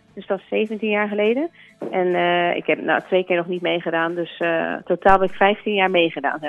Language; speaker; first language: Dutch; native; Dutch